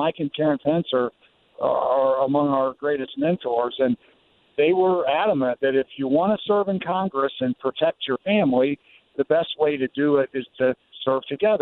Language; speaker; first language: English; native; English